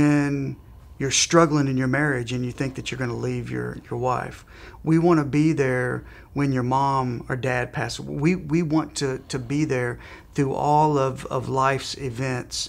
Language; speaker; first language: English; native; English